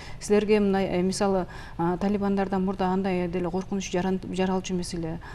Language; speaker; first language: Kyrgyz; native; Kyrgyz